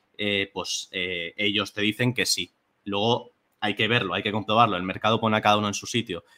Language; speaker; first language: Spanish; native; Spanish